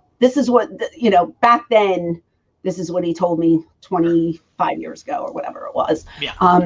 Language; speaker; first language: English; native; English